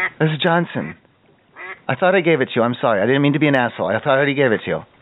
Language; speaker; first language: English; native; English